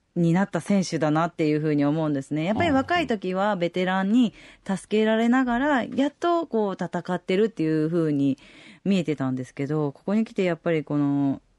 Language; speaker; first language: Japanese; native; Japanese